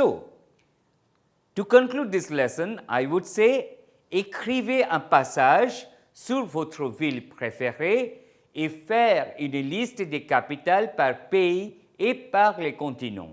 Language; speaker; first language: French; non-native, fluent; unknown